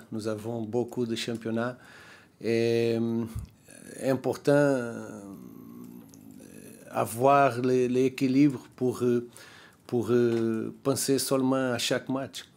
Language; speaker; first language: French; non-native, learner; Portuguese